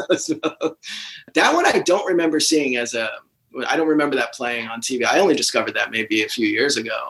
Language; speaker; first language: English; native; English